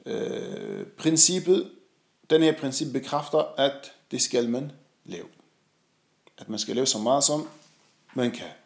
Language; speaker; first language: Danish; non-native, fluent; Arabic